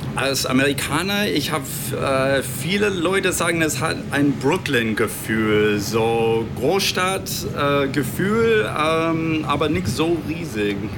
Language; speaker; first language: German; non-native, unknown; English